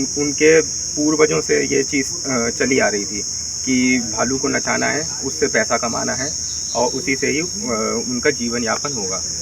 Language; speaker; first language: Hindi; native; Hindi